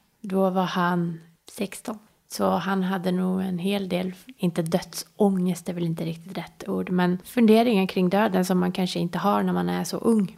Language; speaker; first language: Swedish; early bilingual, other home language; Persian